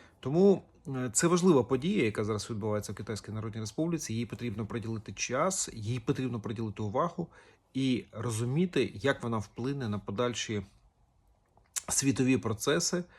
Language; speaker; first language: Ukrainian; native; Ukrainian